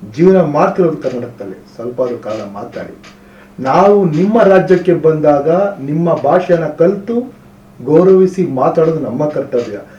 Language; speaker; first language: Kannada; native; Kannada